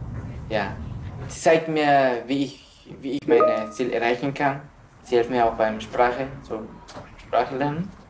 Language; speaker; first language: German; non-native, learner; Persian